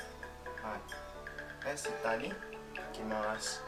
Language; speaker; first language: Japanese; non-native, fluent; Indonesian